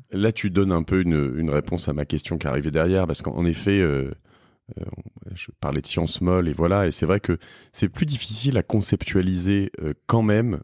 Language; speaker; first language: French; native; French